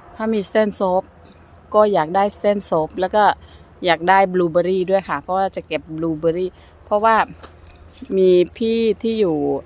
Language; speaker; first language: Thai; native; Thai